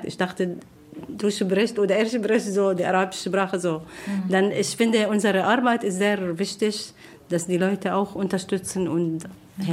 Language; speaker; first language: German; non-native, learner; Arabic